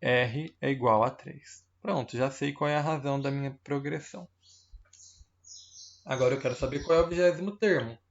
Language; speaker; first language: Portuguese; native; Portuguese